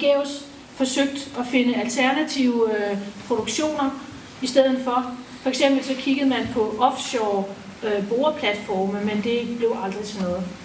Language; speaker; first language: Danish; native; Danish